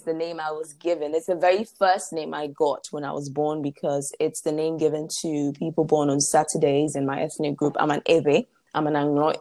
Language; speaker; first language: English; non-native, local second language; Ewe